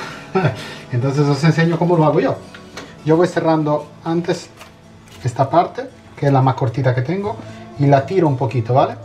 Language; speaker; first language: Spanish; non-native, fluent; Italian